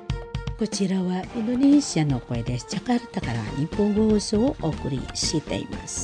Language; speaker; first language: Japanese; non-native, fluent; Indonesian